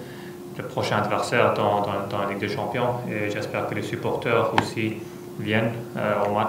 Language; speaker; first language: French; non-native, fluent; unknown